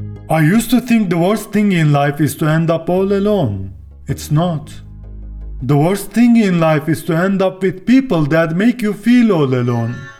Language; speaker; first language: English; non-native, fluent; Turkish